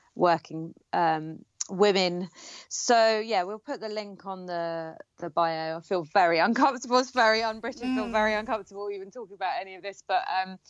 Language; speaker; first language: English; native; English